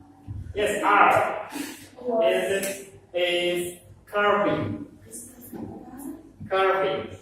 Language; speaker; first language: English; non-native, learner; Indonesian